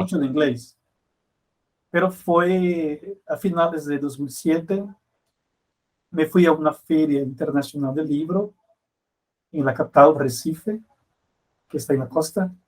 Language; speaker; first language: Spanish; non-native, fluent; Portuguese